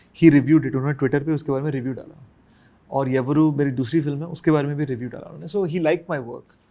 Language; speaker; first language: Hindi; non-native, local second language; Telugu